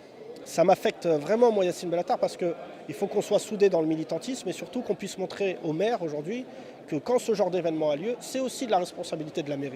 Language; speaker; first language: French; native; French